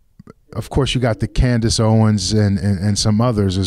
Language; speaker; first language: English; native; English